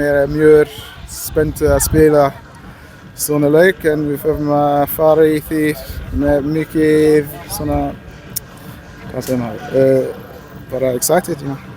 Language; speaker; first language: Icelandic; non-native, learner; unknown